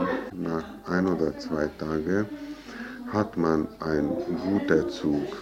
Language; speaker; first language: German; non-native, fluent; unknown